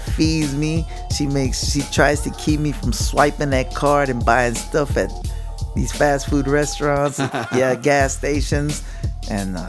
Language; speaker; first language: English; early bilingual, other home language; Spanish